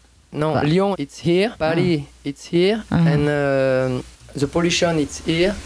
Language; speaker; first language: English; non-native, learner; French